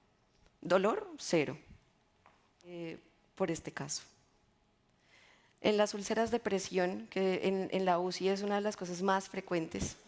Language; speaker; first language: Spanish; native; Spanish